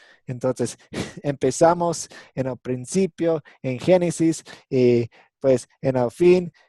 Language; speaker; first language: Spanish; non-native, fluent; English